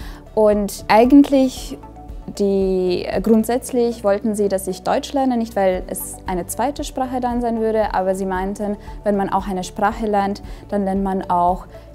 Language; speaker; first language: German; non-native, local second language; Hungarian